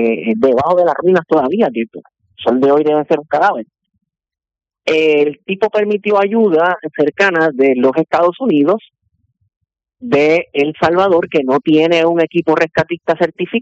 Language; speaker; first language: Spanish; native; Spanish